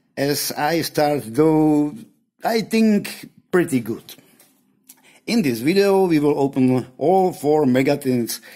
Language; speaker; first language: English; non-native, learner; Czech